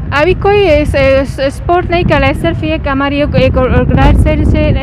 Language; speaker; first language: Hindi; non-native, local second language; Persian